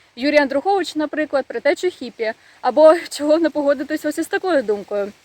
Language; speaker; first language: Ukrainian; native; Ukrainian